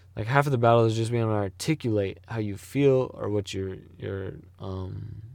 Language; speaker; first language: English; native; English